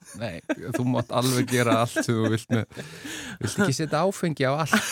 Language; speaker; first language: Icelandic; native; Icelandic